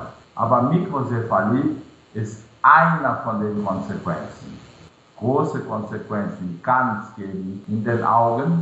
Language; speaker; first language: German; non-native, fluent; Portuguese